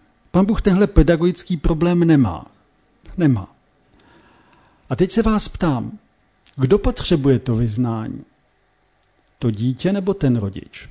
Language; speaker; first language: Czech; native; Czech